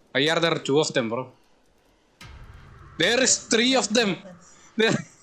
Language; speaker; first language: English; non-native, local second language; Malayalam